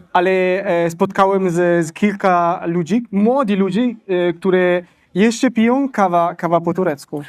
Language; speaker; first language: Polish; non-native, learner; Italian